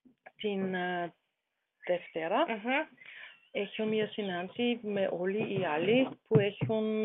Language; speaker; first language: Greek; non-native, learner; German